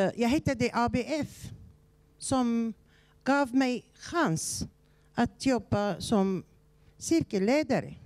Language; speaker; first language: Swedish; non-native, learner; Arabic